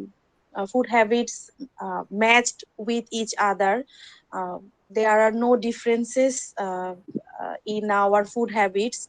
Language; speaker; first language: English; non-native, learner; Bangla